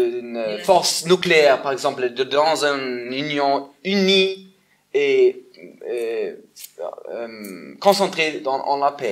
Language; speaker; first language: French; non-native, fluent; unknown